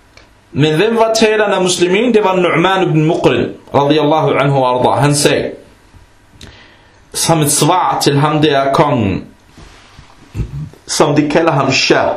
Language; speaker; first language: Danish; early bilingual, other home language; Arabic